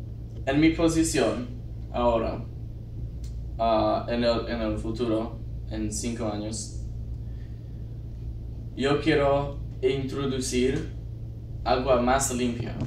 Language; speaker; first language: Spanish; non-native, learner; English